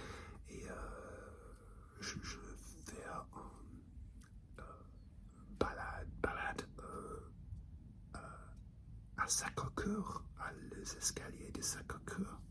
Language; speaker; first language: French; non-native, learner; English